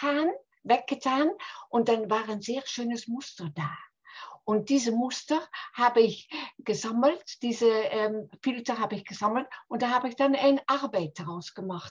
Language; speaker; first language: German; non-native, fluent; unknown